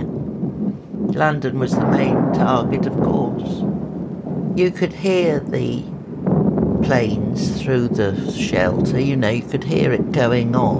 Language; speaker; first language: English; native; English